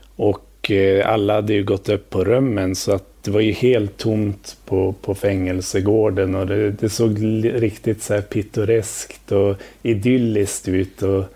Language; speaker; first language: Swedish; native; Swedish